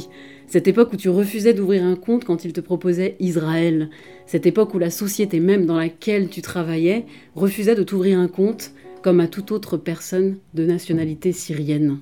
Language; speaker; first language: French; native; French